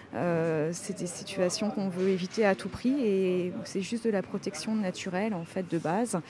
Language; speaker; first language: French; native; French